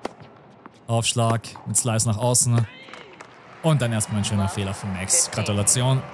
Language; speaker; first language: German; native; German